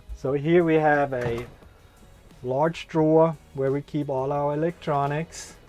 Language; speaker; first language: English; non-native, fluent; German